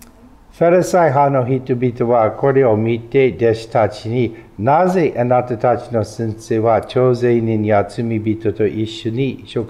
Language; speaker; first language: Japanese; non-native, fluent; English